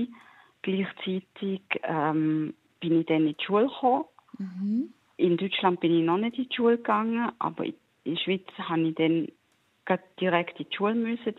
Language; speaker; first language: German; native; German